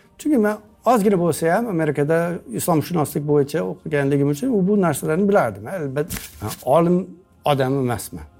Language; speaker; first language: Uzbek; non-native, fluent; English